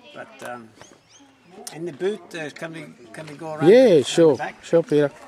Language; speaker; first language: English; non-native, fluent; Norwegian